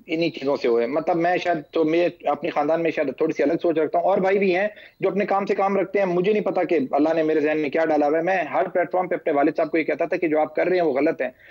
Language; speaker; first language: Urdu; non-native, local second language; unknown